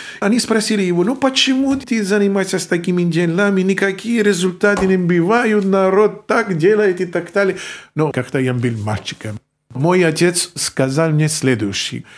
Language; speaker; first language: Russian; non-native, fluent; Greek